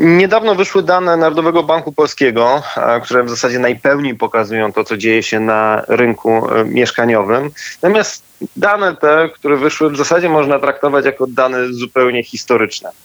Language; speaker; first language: Polish; native; Polish